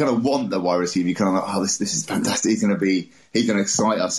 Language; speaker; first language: English; native; English